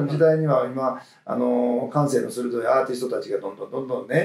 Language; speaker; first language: Japanese; native; Japanese